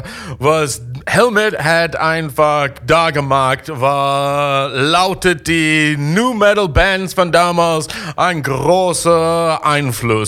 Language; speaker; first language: German; non-native, fluent; English